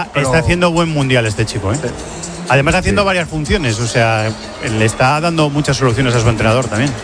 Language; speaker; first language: Spanish; native; Spanish